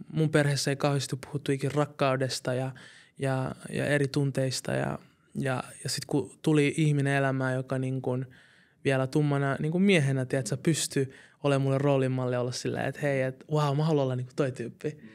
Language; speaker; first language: Finnish; early bilingual, other home language; Somali